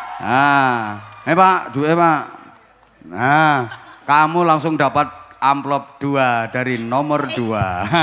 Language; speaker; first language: Indonesian; non-native, local second language; Javanese